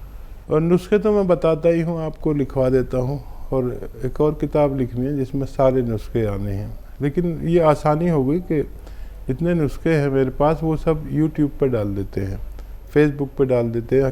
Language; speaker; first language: Hindi; native; Hindi